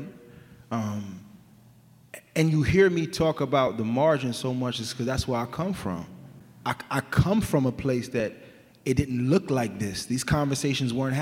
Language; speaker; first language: English; native; English